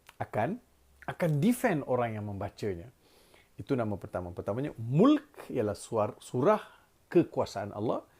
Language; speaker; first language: Malay; non-native, local second language; Tamil